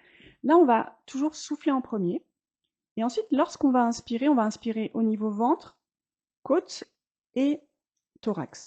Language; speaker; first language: French; native; French